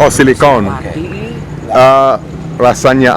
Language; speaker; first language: Indonesian; non-native, fluent; English